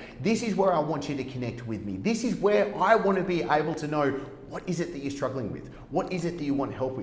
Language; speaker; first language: English; native; English